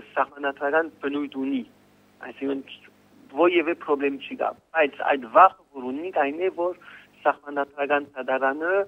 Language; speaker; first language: Armenian; early bilingual, heritage; Armenian